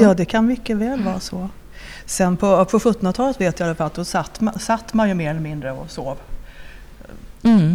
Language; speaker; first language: Swedish; native; Swedish